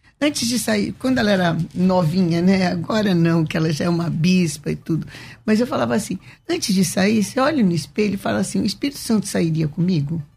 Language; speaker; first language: Portuguese; native; Portuguese